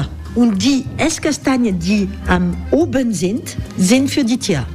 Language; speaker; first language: German; non-native, fluent; French